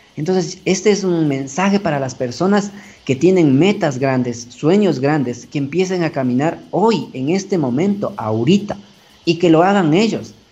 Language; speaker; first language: Spanish; native; Spanish